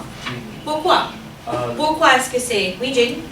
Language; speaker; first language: French; non-native, fluent; English